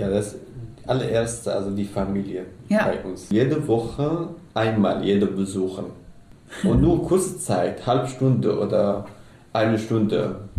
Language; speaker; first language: German; non-native, learner; Arabic